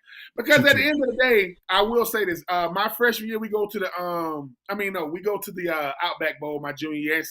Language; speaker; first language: English; native; English